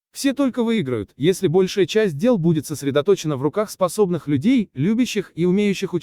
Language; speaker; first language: Russian; native; Russian